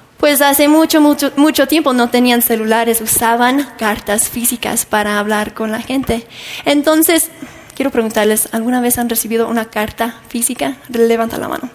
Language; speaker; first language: Spanish; non-native, fluent; English